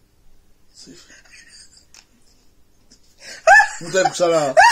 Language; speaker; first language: French; native; French